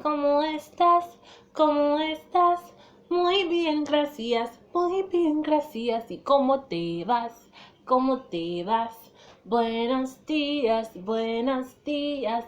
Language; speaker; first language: Spanish; non-native, fluent; English